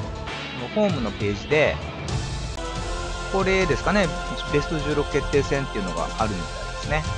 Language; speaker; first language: Japanese; native; Japanese